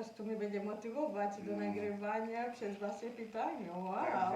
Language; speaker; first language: Polish; non-native, learner; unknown